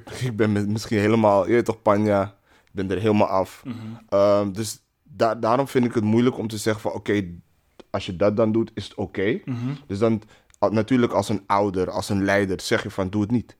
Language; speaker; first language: Dutch; native; Dutch